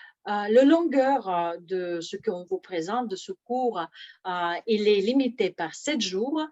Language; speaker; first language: French; non-native, fluent; Russian